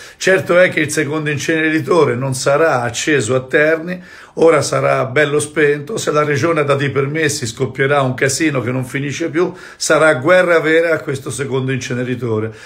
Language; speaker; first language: Italian; native; Italian